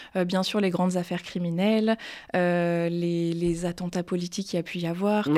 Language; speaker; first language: French; native; French